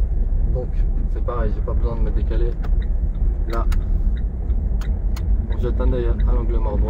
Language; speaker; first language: French; native; French